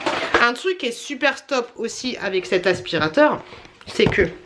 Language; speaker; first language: French; native; French